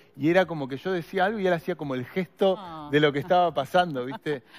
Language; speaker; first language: Spanish; native; Spanish